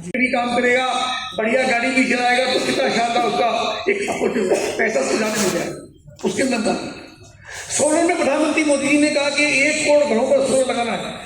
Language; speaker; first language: Hindi; native; Hindi